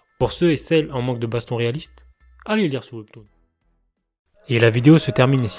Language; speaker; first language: French; native; French